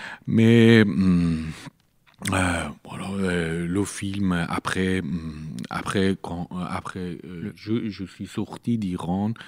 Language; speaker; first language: French; non-native, learner; Persian